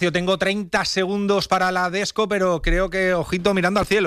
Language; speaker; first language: Spanish; native; Spanish